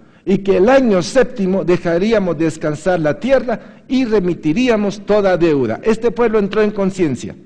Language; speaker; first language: Spanish; native; Spanish